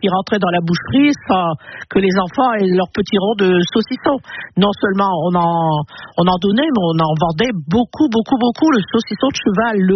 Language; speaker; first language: French; native; French